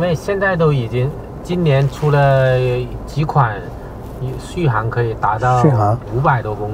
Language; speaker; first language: Chinese; native; Chinese